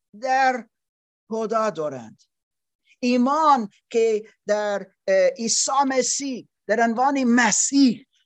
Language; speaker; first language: Persian; non-native, learner; German